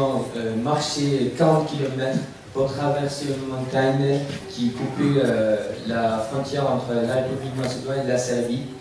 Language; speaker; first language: French; non-native, fluent; Arabic